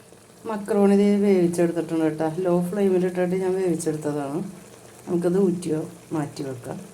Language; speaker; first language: Malayalam; native; Malayalam